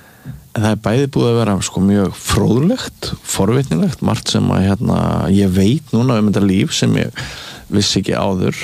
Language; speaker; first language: Icelandic; native; Icelandic